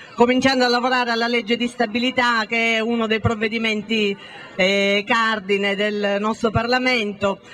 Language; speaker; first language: Italian; native; Italian